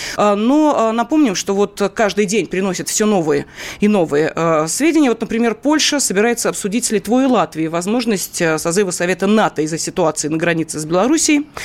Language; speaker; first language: Russian; native; Russian